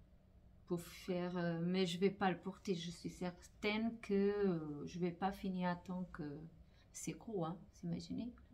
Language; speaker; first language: French; non-native, fluent; Portuguese